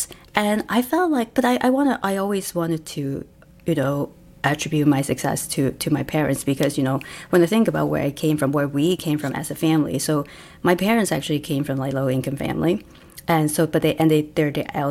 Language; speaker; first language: English; non-native, local second language; Cantonese